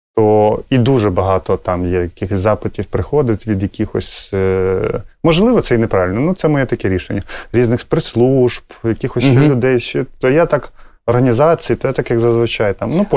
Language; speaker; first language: Ukrainian; native; Ukrainian